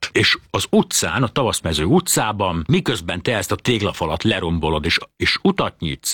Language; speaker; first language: Hungarian; native; Hungarian